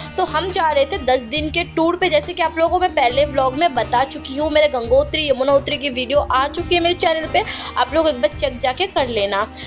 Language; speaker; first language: Hindi; non-native, local second language; Bangla